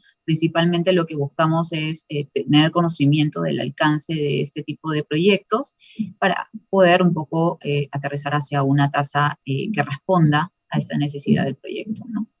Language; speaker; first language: Spanish; native; Spanish